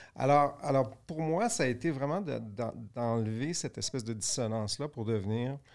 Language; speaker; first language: French; native; French